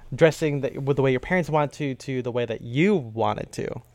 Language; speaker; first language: English; early bilingual, other home language; Filipino